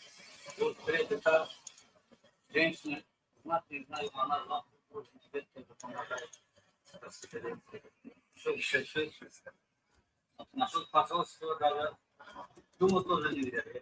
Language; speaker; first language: Russian; non-native, learner; Turkmen